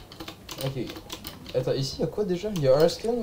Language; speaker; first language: French; native; French